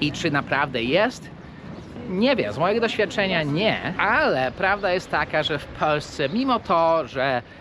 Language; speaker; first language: Polish; early bilingual, heritage; English